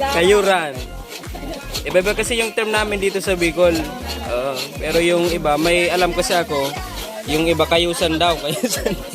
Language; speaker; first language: Filipino; non-native, local second language; Bikol